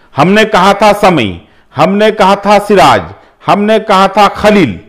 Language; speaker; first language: Hindi; native; Hindi